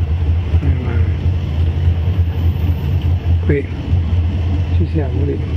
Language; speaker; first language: Italian; native; Italian